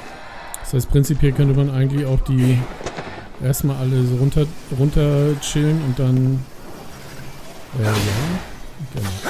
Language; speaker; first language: German; native; German